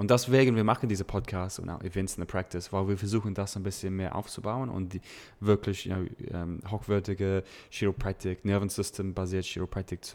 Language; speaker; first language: German; non-native, learner; English